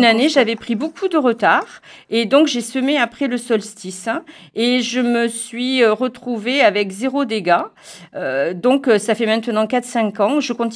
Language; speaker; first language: French; native; French